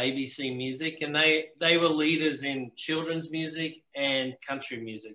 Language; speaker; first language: English; native; English